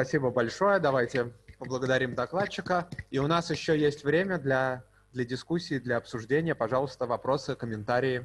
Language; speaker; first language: Russian; native; Russian